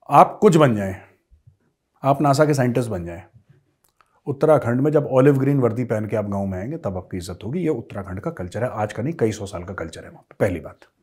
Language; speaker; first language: Hindi; native; Hindi